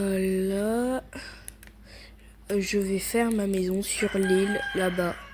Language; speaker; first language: French; native; French